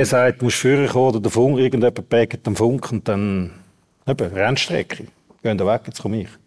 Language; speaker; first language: German; native; German